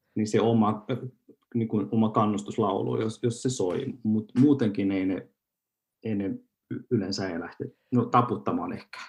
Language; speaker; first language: Finnish; non-native, local second language; Swedish